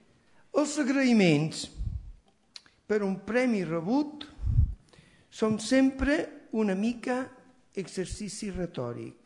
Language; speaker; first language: Catalan; non-native, fluent; Italian